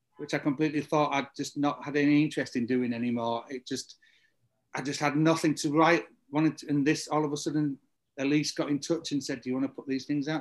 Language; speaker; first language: English; native; English